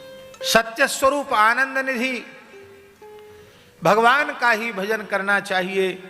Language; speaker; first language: Hindi; native; Hindi